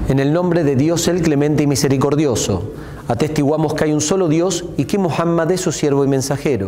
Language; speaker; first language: Spanish; native; Spanish